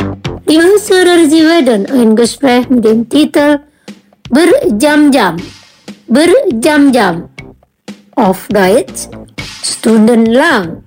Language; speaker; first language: German; non-native, fluent; Indonesian